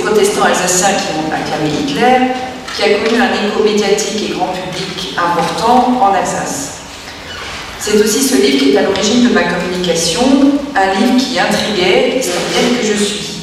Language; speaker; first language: French; native; French